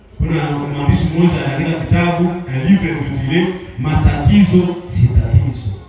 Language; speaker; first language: Swahili; non-native, local second language; Nande